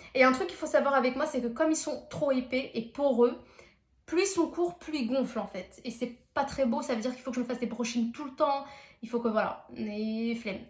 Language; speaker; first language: French; early bilingual, other home language; Arabic